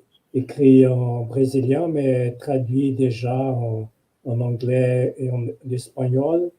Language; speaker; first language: French; non-native, fluent; Portuguese